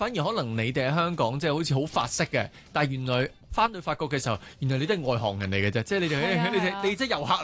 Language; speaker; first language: Cantonese; native; Cantonese